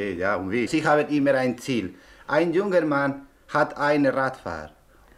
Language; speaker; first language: German; non-native, learner; Spanish